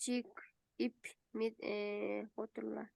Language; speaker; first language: Korean; non-native, learner; Kyrgyz